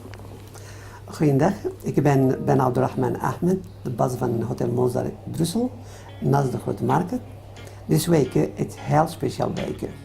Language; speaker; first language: Dutch; non-native, learner; Arabic